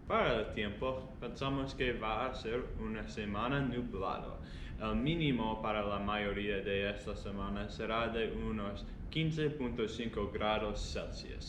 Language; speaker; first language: Spanish; non-native, learner; English